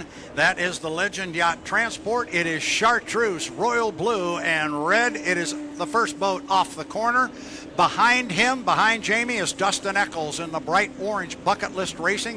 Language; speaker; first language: English; native; English